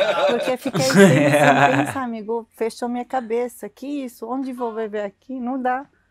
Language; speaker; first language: Portuguese; non-native, learner; Arabic